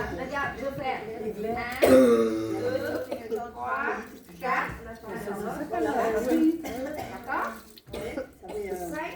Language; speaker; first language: French; non-native, learner; Vietnamese